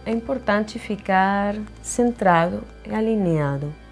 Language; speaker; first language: Portuguese; non-native, fluent; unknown